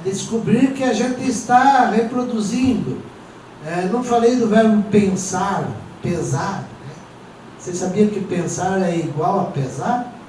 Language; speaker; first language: Portuguese; non-native, local second language; Venetian